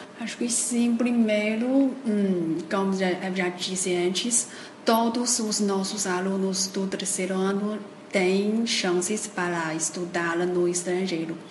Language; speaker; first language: Portuguese; non-native, fluent; Chinese